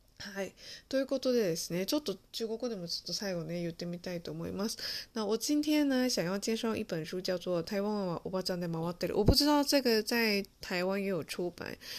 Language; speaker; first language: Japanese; early bilingual, other home language; Chinese